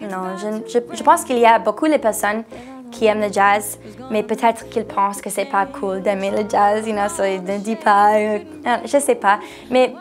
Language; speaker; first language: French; non-native, local second language; English